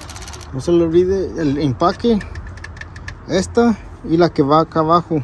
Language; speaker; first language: Spanish; early bilingual, heritage; Spanish